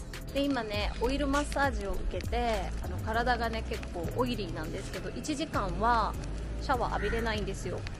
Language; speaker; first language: Japanese; native; Japanese